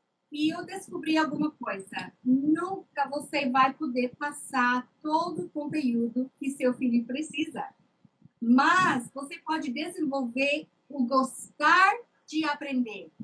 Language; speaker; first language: Portuguese; non-native, fluent; English